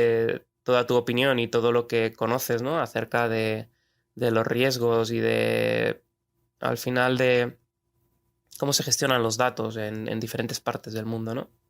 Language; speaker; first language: Spanish; native; Spanish